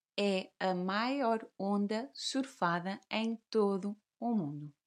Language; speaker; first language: Portuguese; native; Portuguese